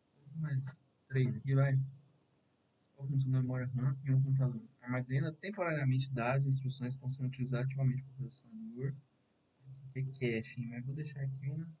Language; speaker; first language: Portuguese; native; Portuguese